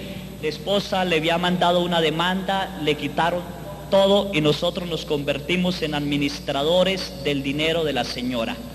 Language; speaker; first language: Spanish; native; Spanish